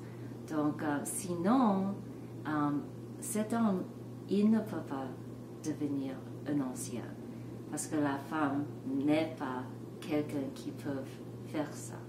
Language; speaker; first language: French; non-native, fluent; English